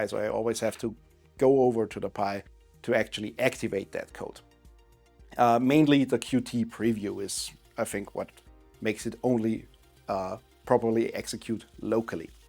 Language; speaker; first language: English; non-native, fluent; German